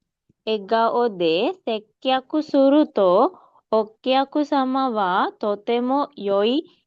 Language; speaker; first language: Japanese; non-native, learner; Sinhala